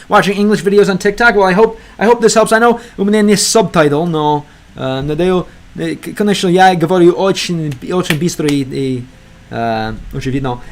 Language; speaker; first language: Russian; non-native, learner; English